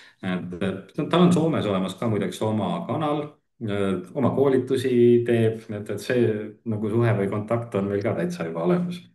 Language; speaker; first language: Estonian; native; Estonian